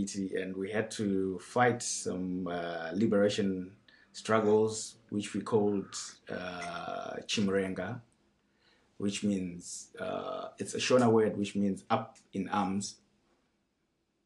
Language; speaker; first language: English; non-native, local second language; Shona